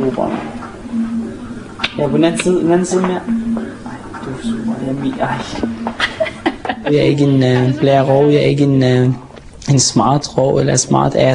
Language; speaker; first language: Danish; non-native, fluent; Arabic